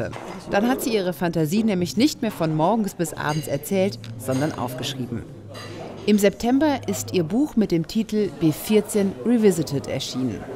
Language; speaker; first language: German; native; German